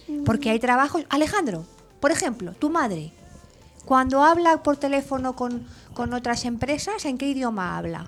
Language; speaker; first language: Spanish; native; Spanish